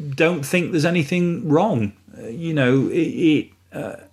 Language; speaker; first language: English; native; English